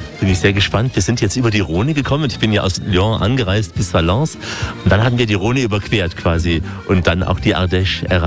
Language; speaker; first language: German; native; German